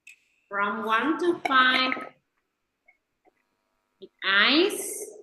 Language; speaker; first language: English; non-native, fluent; Vietnamese